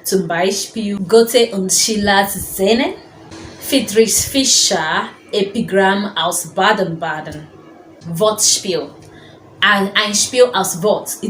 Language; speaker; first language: German; non-native, fluent; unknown